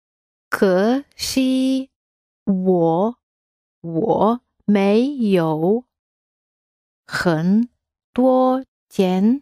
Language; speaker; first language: Chinese; non-native, learner; English